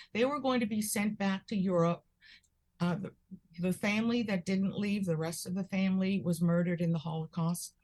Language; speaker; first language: English; early bilingual, other home language; Spanish